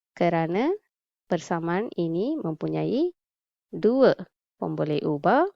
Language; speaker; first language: Malay; non-native, local second language; Tamil